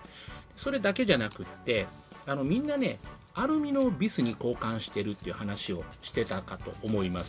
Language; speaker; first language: Japanese; native; Japanese